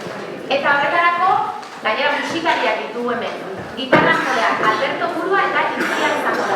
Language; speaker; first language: Basque; native; Basque